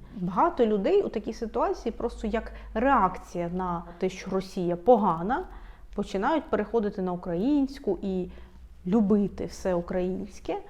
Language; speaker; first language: Ukrainian; non-native, local second language; Russian